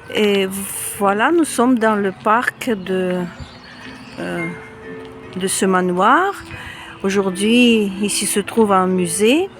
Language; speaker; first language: French; non-native, fluent; Russian